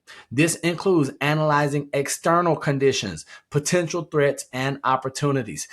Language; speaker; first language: English; native; English